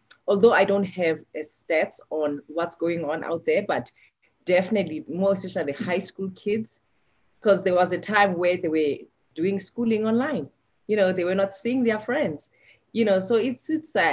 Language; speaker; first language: English; non-native, local second language; Xhosa